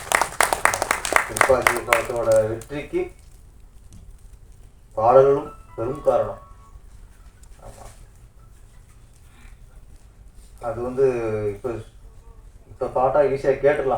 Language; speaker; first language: Tamil; native; Tamil